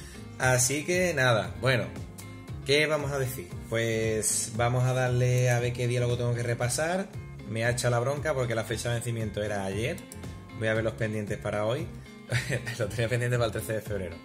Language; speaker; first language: Spanish; native; Spanish